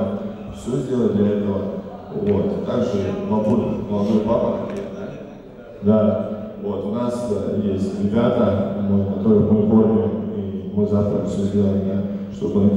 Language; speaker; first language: Russian; non-native, local second language; Uzbek